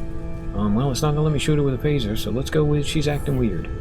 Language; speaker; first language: English; native; English